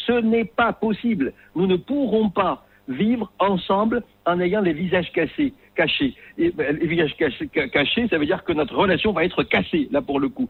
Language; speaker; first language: French; non-native, local second language; Arabic